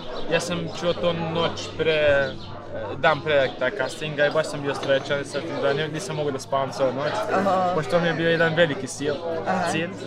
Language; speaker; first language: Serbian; non-native, fluent; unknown